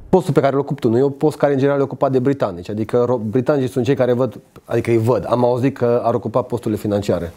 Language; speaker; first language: Romanian; native; Romanian